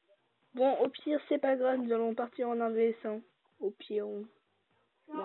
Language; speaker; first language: French; native; French